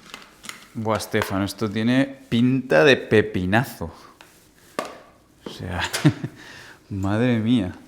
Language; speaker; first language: Spanish; native; Spanish